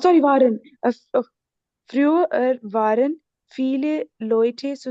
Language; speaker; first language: German; non-native, learner; Urdu